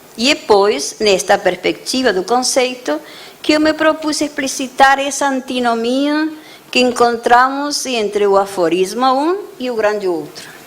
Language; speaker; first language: Portuguese; non-native, fluent; Spanish